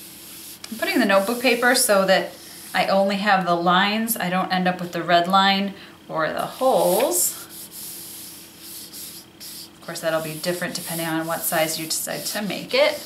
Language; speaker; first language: English; native; English